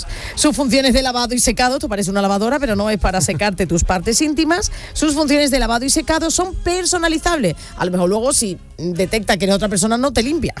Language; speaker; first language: Spanish; native; Spanish